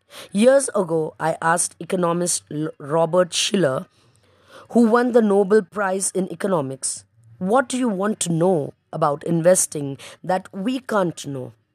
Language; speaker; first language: English; non-native, local second language; Marathi